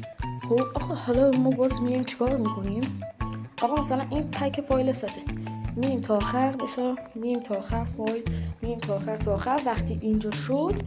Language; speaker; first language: Persian; native; Persian